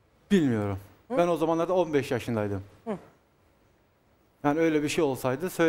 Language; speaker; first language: Turkish; native; Turkish